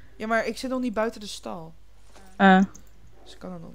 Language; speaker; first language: Dutch; native; Dutch